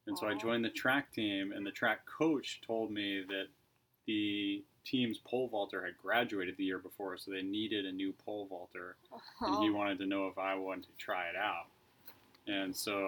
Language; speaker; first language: English; native; English